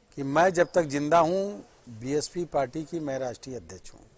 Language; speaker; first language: Hindi; native; Hindi